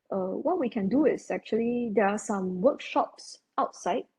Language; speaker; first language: English; non-native, local second language; Chinese